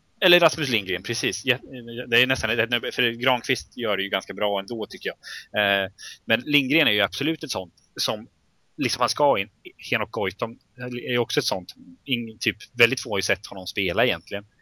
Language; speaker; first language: Swedish; native; Swedish